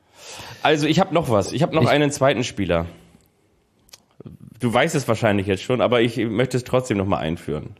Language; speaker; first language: German; native; German